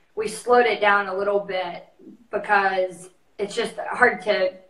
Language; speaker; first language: English; native; English